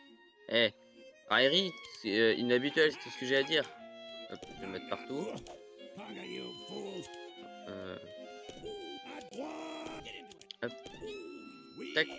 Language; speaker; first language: French; native; French